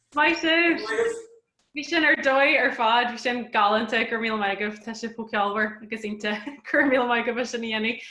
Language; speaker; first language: Irish; native; Irish